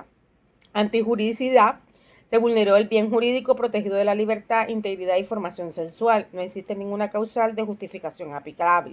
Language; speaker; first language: Spanish; native; Spanish